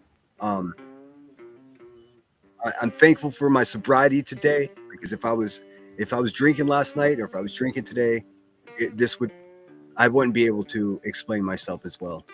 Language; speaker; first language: English; native; English